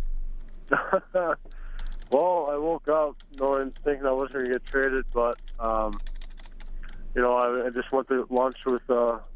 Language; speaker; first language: English; native; English